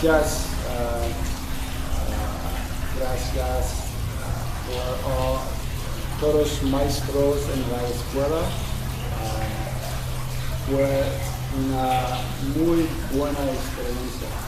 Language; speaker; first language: Spanish; non-native, learner; English